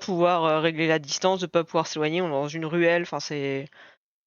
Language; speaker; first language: French; native; French